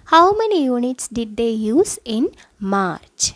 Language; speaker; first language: English; non-native, local second language; Malayalam